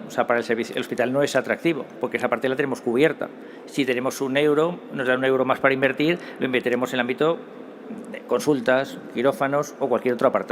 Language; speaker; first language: Spanish; native; Spanish